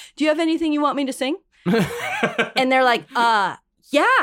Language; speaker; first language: English; early bilingual, other home language; Spanish